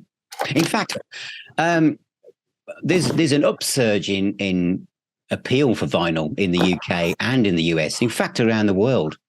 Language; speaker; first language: English; native; English